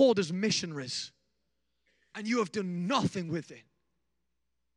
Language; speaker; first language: English; native; English